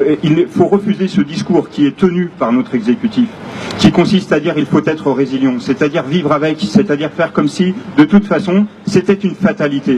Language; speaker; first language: French; native; French